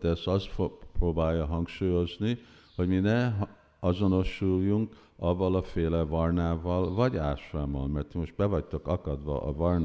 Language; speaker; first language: Hungarian; early bilingual, heritage; Hungarian